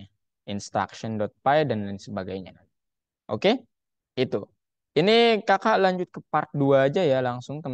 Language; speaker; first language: Indonesian; native; Indonesian